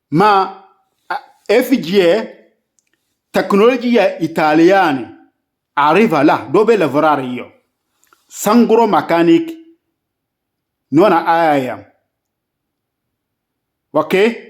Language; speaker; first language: Italian; non-native, learner; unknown